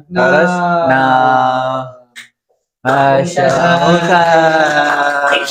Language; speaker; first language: Arabic; non-native, learner; Malay